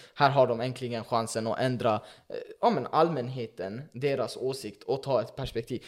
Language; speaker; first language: Swedish; early bilingual, other home language; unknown